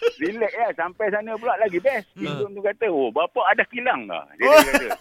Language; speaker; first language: Malay; native; Malay